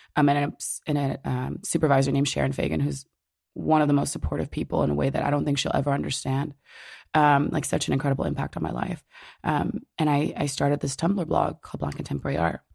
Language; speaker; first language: English; native; English